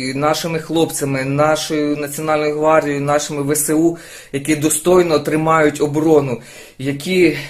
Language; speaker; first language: Ukrainian; non-native, local second language; Russian